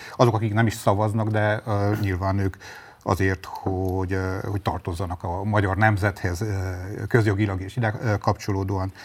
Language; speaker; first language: Hungarian; native; Hungarian